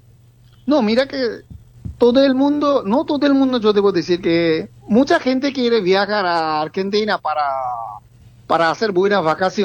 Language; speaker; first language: Spanish; non-native, fluent; Bangla